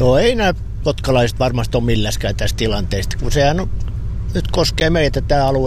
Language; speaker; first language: Finnish; native; Finnish